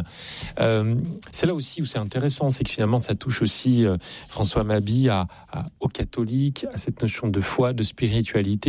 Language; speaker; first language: French; native; French